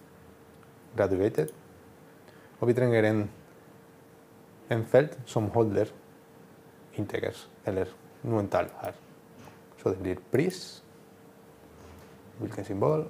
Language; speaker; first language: Norwegian; non-native, learner; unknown